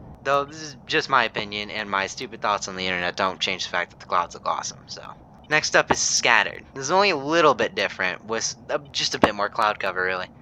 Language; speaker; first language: English; native; English